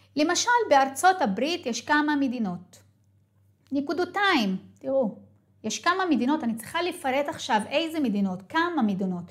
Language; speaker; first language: Hebrew; non-native, local second language; Arabic